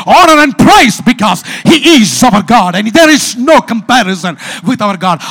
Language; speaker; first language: English; non-native, local second language; Malayalam